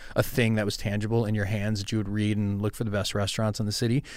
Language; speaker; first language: English; native; English